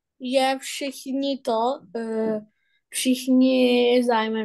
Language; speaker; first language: Czech; non-native, learner; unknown